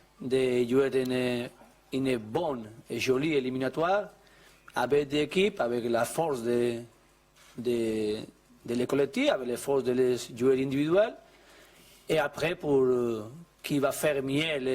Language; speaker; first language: French; non-native, learner; Spanish